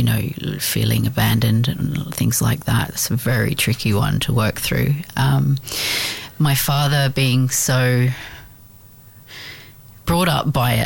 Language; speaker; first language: English; native; English